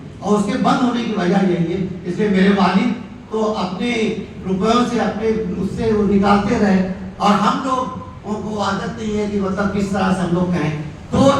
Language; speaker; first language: Urdu; native; Urdu